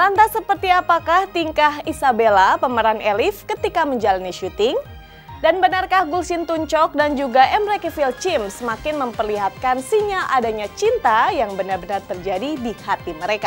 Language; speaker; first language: Indonesian; native; Indonesian